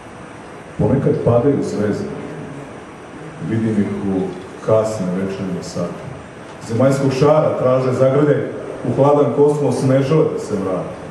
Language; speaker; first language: Serbian; native; Serbian